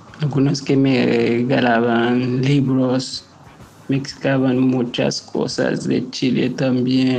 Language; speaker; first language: Spanish; non-native, fluent; Haitian Creole